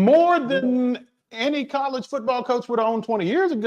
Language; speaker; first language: English; native; English